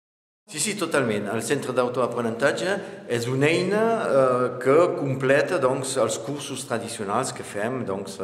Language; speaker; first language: Catalan; non-native, local second language; French